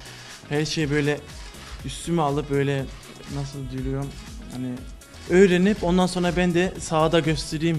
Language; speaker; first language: Turkish; early bilingual, other home language; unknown